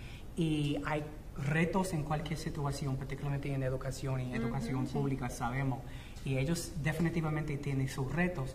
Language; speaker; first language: Spanish; non-native, fluent; English